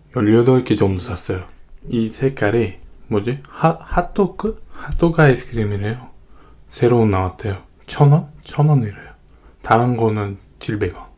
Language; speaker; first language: Korean; non-native, fluent; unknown